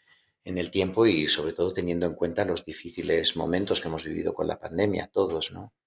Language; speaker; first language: Spanish; native; Spanish